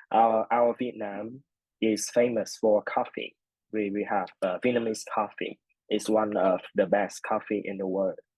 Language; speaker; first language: English; non-native, fluent; Vietnamese